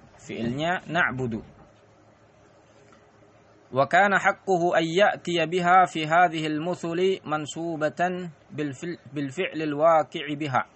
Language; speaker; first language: Arabic; non-native, fluent; Indonesian